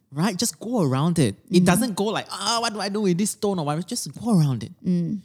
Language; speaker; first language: English; native; English